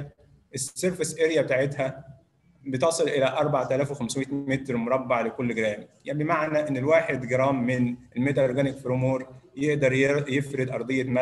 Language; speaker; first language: Arabic; native; Arabic